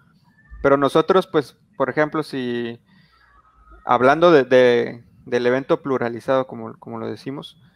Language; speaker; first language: Spanish; native; Spanish